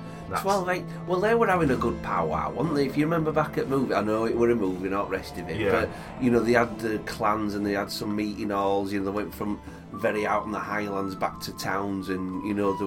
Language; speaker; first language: English; native; English